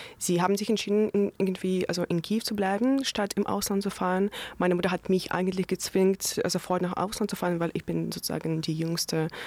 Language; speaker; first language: German; non-native, learner; Ukrainian